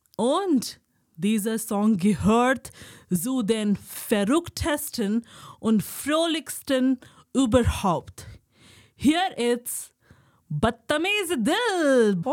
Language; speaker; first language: German; non-native, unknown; Hindi